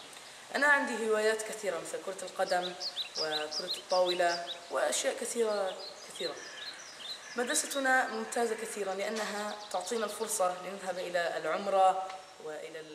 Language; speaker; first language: Arabic; early bilingual, heritage; Arabic